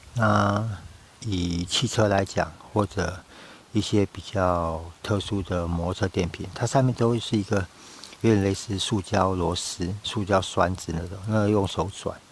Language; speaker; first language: Chinese; native; Chinese